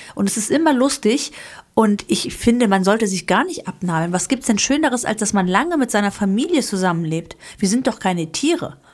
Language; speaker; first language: German; early bilingual, other home language; Greek